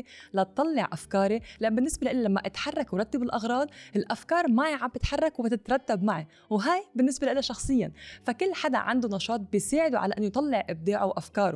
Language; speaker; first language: Arabic; native; Arabic